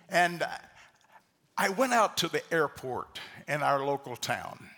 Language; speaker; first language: English; native; English